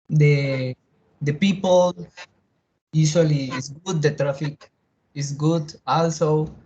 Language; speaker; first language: English; non-native, learner; Spanish